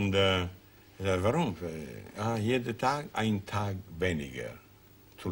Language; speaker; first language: German; non-native, learner; Italian